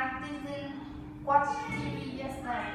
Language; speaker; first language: English; non-native, learner; Vietnamese